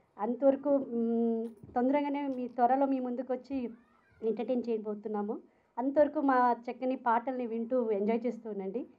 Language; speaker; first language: Telugu; non-native, learner; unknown